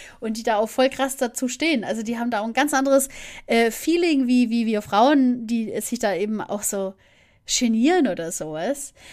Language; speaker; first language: German; native; German